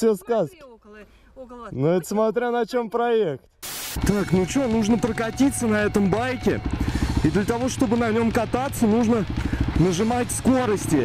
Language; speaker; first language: Russian; native; Russian